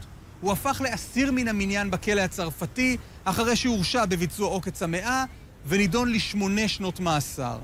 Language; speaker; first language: Hebrew; native; Hebrew